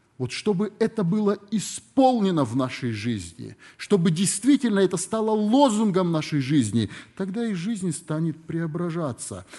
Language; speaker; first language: Russian; native; Russian